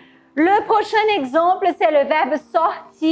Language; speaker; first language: French; non-native, fluent; Portuguese